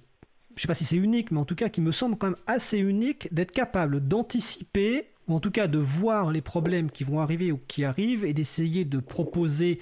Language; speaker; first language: French; native; French